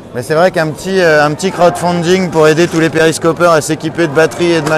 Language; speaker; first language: French; native; French